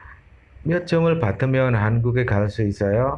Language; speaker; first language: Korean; non-native, fluent; Indonesian